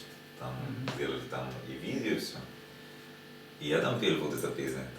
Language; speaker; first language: Russian; non-native, learner; Spanish